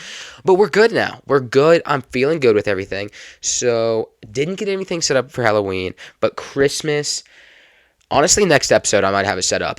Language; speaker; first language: English; native; English